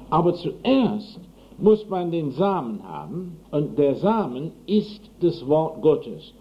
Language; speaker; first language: German; non-native, fluent; English